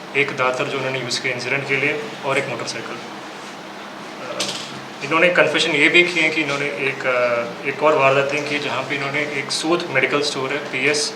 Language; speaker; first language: Hindi; non-native, local second language; Punjabi